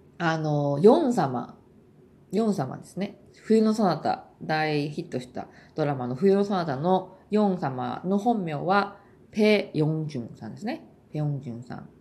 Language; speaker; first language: Japanese; native; Japanese